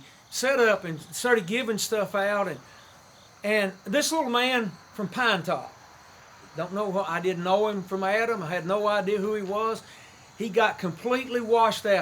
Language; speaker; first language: English; native; English